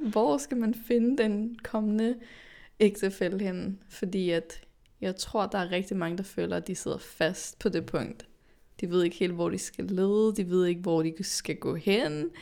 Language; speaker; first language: Danish; early bilingual, other home language; Arabic